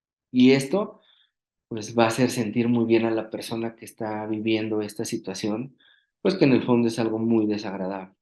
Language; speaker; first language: Spanish; native; Spanish